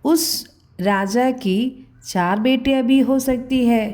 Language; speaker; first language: Hindi; non-native, local second language; Malayalam